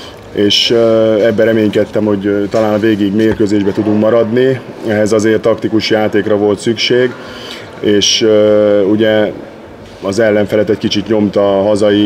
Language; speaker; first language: Hungarian; native; Hungarian